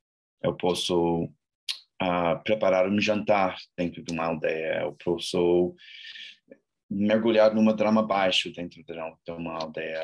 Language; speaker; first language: Portuguese; non-native, learner; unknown